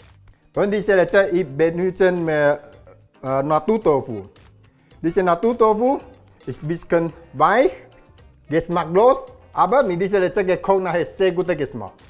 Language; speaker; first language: German; non-native, learner; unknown